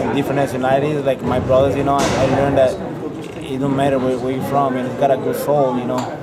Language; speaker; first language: English; non-native, fluent; Spanish